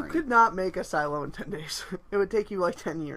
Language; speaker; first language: English; native; English